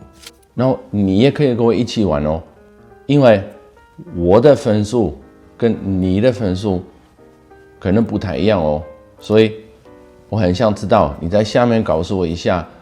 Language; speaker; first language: Chinese; non-native, fluent; Dutch